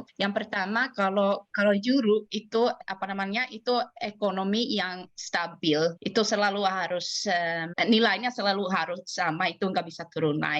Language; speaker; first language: Indonesian; non-native, fluent; Swedish